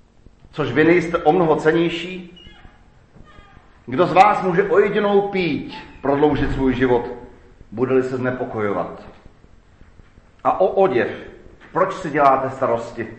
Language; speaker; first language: Czech; native; Czech